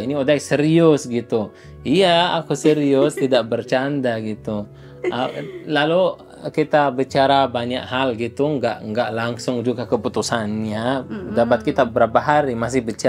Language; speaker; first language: Indonesian; non-native, fluent; Arabic